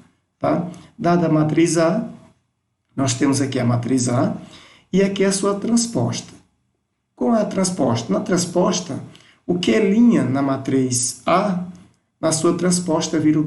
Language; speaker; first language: Portuguese; native; Portuguese